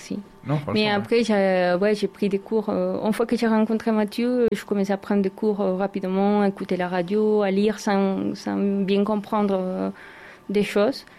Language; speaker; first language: French; non-native, fluent; Spanish